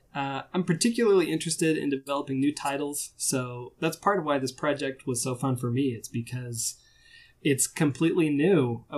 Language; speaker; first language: English; native; English